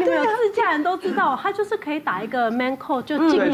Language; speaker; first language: Chinese; native; Chinese